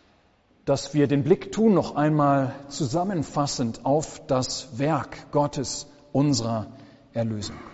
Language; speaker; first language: German; native; German